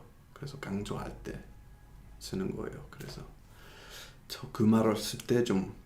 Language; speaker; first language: Korean; non-native, fluent; English